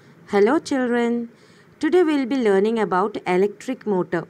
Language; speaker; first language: English; non-native, local second language; Malayalam